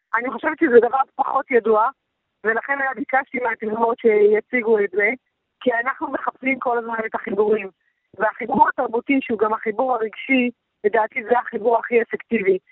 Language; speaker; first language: Hebrew; native; Hebrew